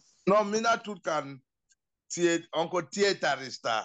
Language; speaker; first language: Finnish; non-native, learner; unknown